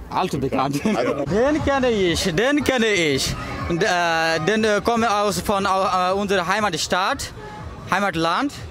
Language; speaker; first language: German; non-native, learner; Bangla